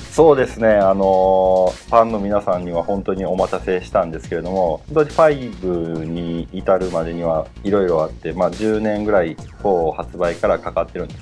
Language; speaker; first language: Japanese; native; Japanese